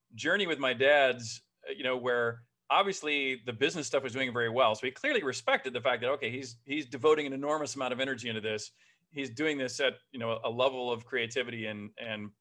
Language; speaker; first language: English; native; English